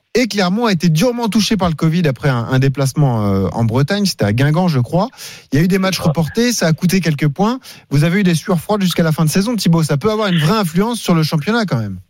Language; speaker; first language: French; native; French